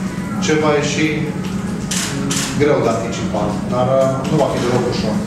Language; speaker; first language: Romanian; native; Romanian